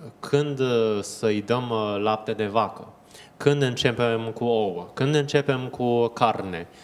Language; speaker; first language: Romanian; non-native, fluent; Chinese